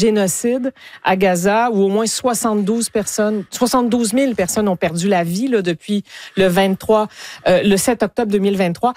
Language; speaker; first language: French; native; French